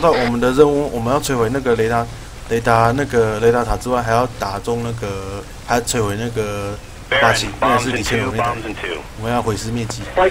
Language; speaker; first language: Chinese; native; Chinese